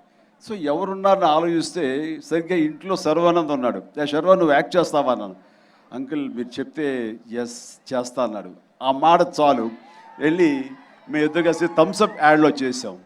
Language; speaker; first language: Telugu; native; Telugu